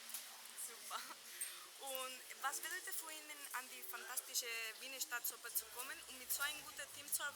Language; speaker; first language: German; non-native, fluent; Spanish